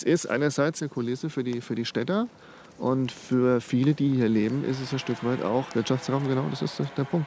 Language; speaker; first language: German; native; German